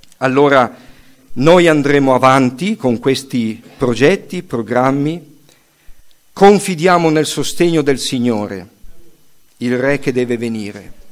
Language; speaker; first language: Italian; native; Italian